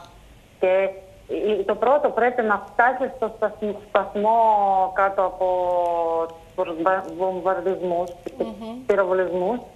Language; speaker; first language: Greek; non-native, fluent; Russian